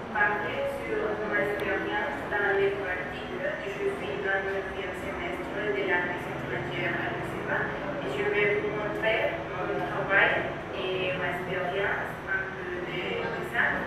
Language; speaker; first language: French; non-native, learner; Spanish